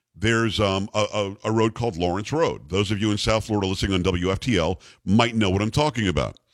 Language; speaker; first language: English; native; English